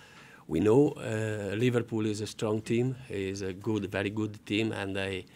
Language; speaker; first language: English; non-native, learner; Italian